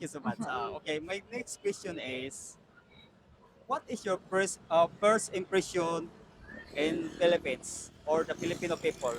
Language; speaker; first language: English; non-native, local second language; Cebuano